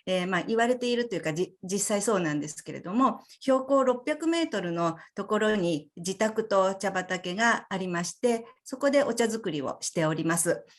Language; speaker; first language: Japanese; native; Japanese